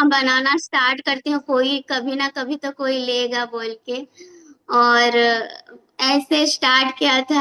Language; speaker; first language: Hindi; non-native, local second language; Odia